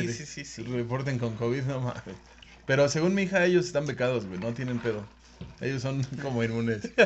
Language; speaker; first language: Spanish; native; Spanish